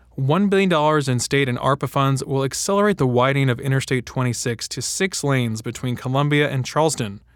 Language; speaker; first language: English; native; English